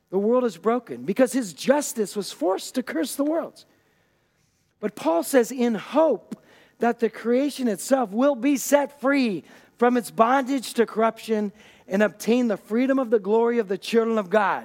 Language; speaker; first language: English; native; English